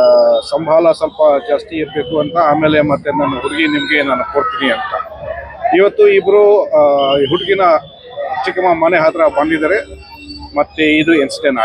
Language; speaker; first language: Kannada; non-native, local second language; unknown